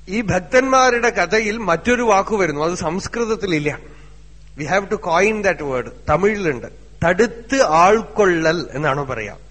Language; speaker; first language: Malayalam; native; Malayalam